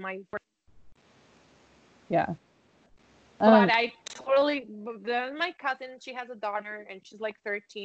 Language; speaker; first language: English; non-native, fluent; Spanish